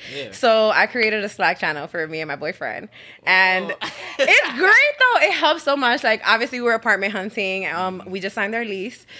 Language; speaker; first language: English; native; English